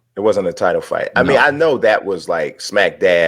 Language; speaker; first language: English; native; English